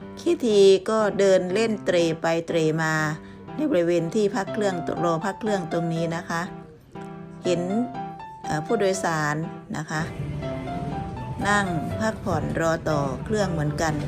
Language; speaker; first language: Thai; native; Thai